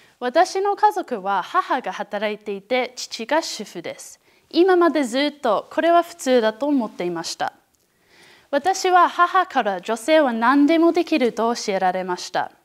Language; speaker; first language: Japanese; non-native, learner; English